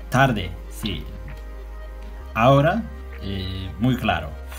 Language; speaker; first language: Spanish; non-native, learner; Turkish